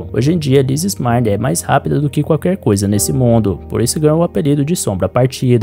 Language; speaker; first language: Portuguese; native; Portuguese